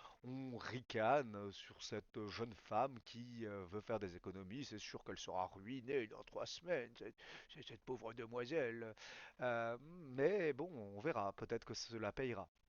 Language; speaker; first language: French; native; French